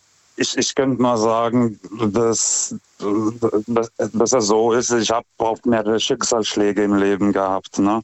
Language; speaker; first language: German; non-native, fluent; Lithuanian